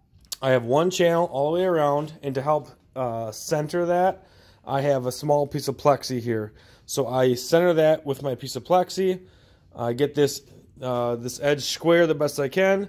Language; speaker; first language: English; native; English